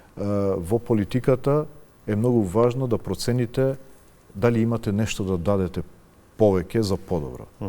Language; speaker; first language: Macedonian; non-native, local second language; Albanian